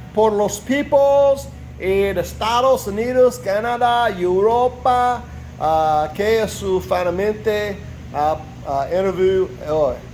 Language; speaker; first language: Spanish; non-native, learner; English